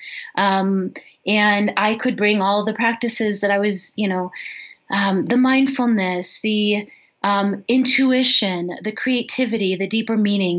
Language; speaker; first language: English; native; English